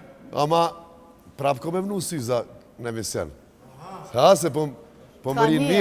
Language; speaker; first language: Albanian; native; Albanian